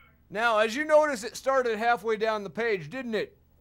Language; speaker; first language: English; native; English